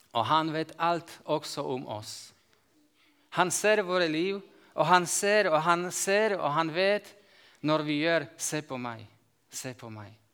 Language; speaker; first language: Norwegian; non-native, fluent; Slovak